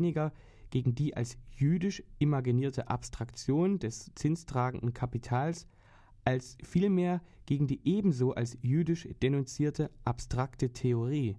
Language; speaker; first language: German; native; German